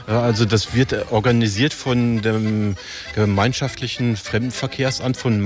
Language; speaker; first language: German; non-native, fluent; French